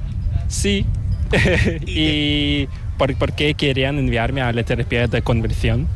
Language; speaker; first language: Spanish; non-native, learner; Korean